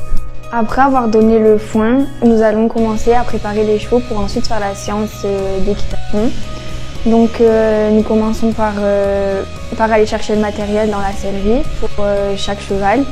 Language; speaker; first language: French; native; French